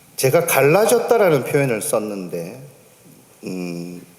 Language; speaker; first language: Korean; native; Korean